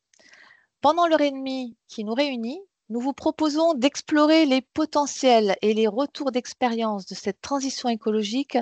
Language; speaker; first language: French; native; French